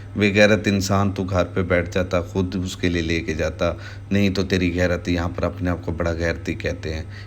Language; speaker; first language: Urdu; non-native, local second language; Saraiki